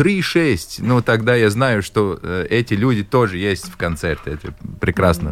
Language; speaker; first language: Russian; non-native, local second language; Latvian